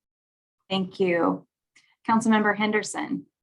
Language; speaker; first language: English; native; English